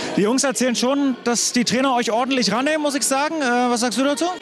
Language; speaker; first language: German; native; German